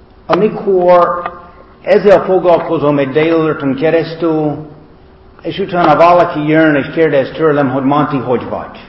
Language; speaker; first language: Hungarian; non-native, learner; English